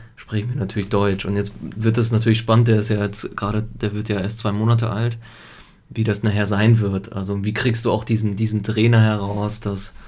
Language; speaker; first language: German; early bilingual, other home language; Italian